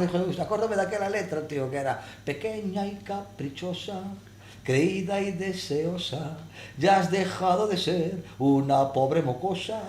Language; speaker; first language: Spanish; non-native, local second language; Galician